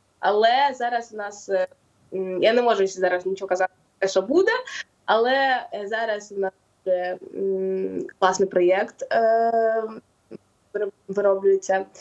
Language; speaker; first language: Ukrainian; non-native, local second language; Russian